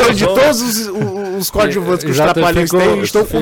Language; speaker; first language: Portuguese; native; Portuguese